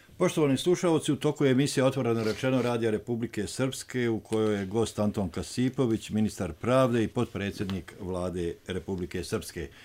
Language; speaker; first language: Serbian; native; Serbian